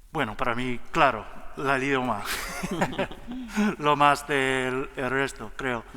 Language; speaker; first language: Spanish; non-native, learner; English